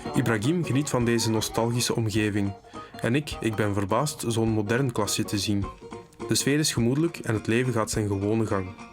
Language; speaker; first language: Dutch; native; Dutch